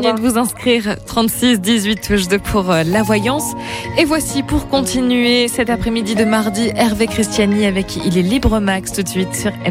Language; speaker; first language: French; native; French